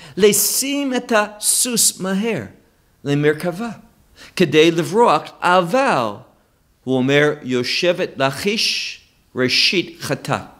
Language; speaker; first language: Hebrew; non-native, fluent; English